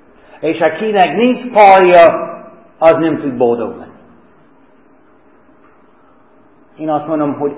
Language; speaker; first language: Hungarian; early bilingual, heritage; Hungarian